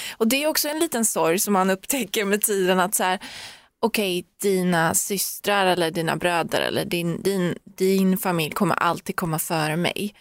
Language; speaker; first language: Swedish; early bilingual, other home language; Persian